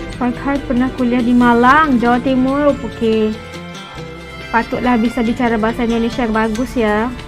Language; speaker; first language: Malay; native; Malay